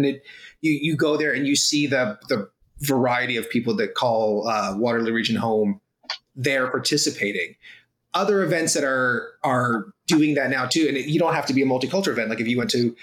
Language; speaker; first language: English; native; English